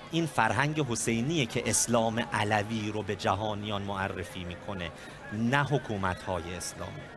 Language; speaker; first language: Persian; native; Persian